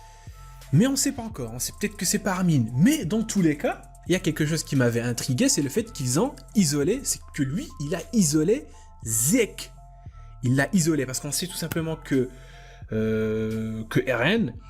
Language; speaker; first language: French; native; French